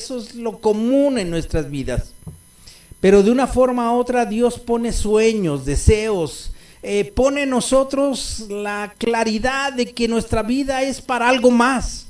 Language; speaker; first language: Spanish; native; Spanish